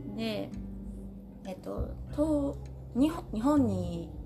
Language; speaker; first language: Japanese; non-native, fluent; Chinese